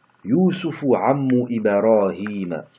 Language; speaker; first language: Arabic; non-native, fluent; French